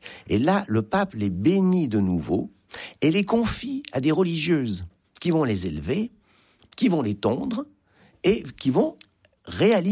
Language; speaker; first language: French; native; French